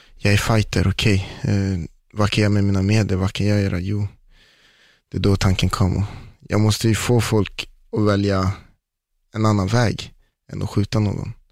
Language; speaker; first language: Swedish; early bilingual, other home language; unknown